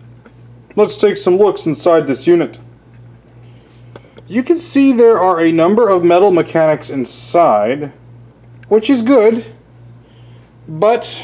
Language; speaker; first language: English; native; English